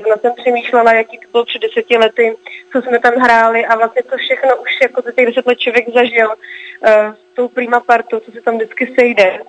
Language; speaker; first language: Czech; native; Czech